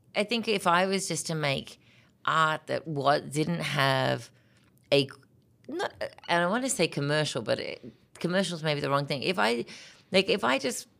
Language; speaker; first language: English; native; English